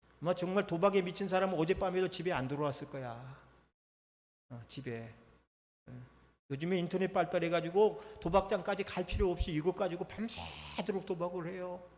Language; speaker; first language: Korean; native; Korean